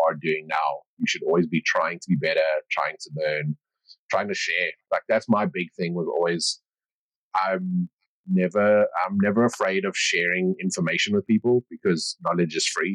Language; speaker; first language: English; native; English